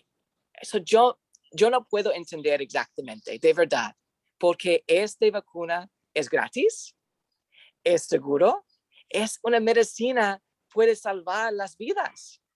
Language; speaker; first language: Spanish; non-native, learner; English